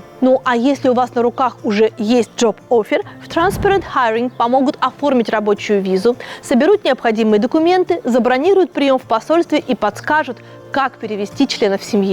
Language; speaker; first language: Russian; native; Russian